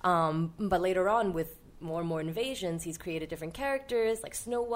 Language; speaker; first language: English; non-native, local second language; Cantonese